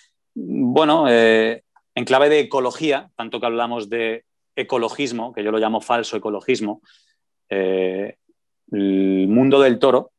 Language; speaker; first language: Spanish; native; Spanish